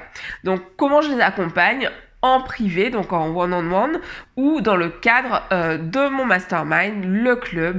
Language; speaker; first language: French; native; French